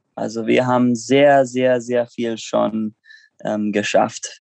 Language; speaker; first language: German; non-native, fluent; English